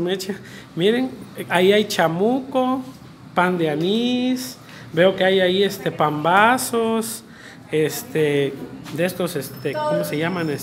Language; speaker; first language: Spanish; native; Spanish